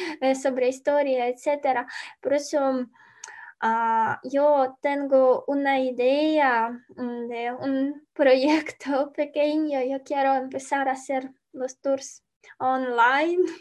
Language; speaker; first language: Spanish; non-native, learner; Ukrainian